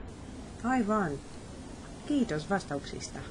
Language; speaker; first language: Finnish; non-native, fluent; Polish